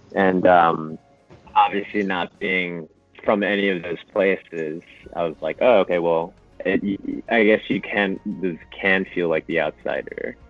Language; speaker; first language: English; non-native, fluent; Japanese